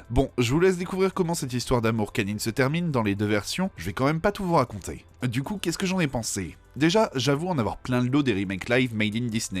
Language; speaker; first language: French; native; French